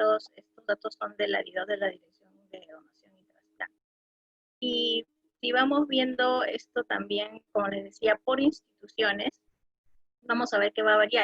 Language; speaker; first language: Spanish; native; Spanish